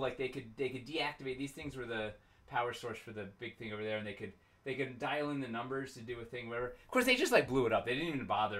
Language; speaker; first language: English; native; English